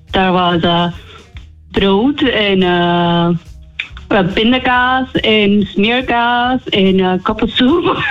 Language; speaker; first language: Dutch; non-native, learner; Spanish